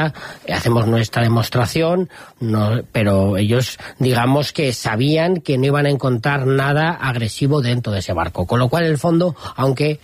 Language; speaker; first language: Spanish; native; Spanish